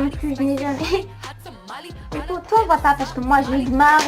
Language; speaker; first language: French; native; French